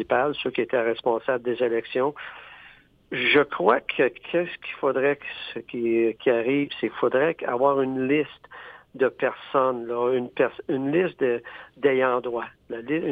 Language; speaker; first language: French; native; French